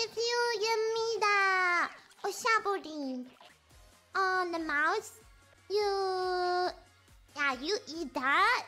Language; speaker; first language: English; non-native, learner; Japanese